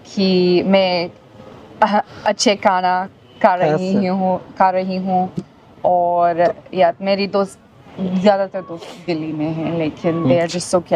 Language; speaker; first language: Hindi; non-native, learner; English